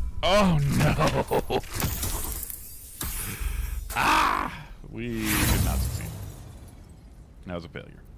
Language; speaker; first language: English; native; English